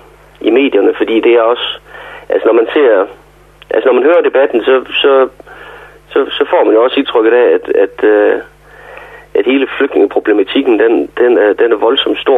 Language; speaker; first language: Danish; native; Danish